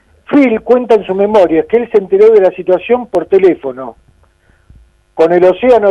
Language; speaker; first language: Spanish; native; Spanish